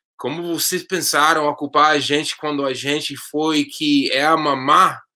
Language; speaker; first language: Portuguese; non-native, fluent; English